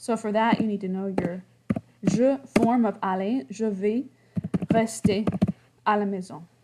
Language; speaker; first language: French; non-native, fluent; English